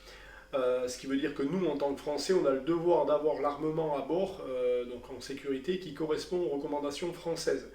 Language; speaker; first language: French; native; French